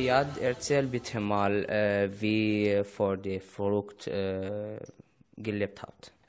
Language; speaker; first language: German; non-native, fluent; Arabic